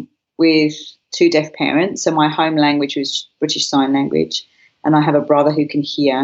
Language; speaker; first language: English; non-native, local second language; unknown